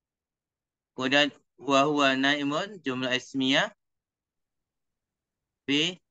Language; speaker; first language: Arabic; non-native, fluent; Indonesian